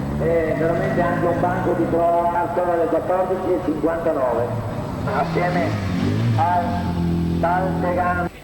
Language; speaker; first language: Italian; native; Italian